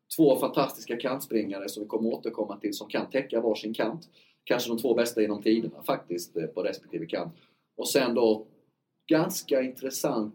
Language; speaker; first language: Swedish; native; Swedish